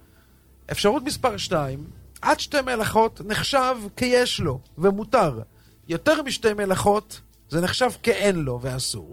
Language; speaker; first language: Hebrew; native; Hebrew